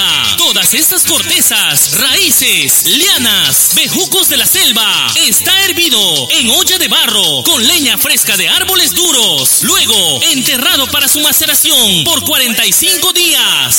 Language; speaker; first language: Spanish; native; Spanish